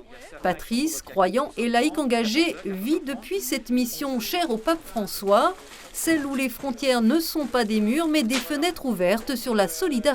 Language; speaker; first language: French; native; French